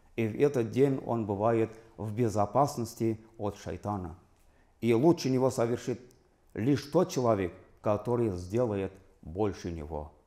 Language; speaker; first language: Russian; non-native, local second language; Tatar